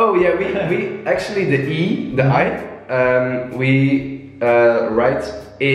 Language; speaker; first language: English; non-native, fluent; Dutch